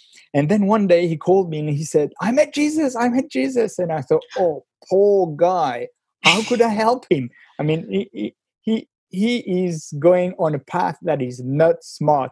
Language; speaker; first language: English; non-native, fluent; French